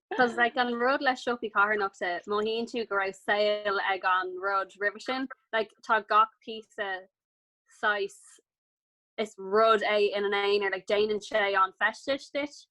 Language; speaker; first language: Irish; non-native, local second language; English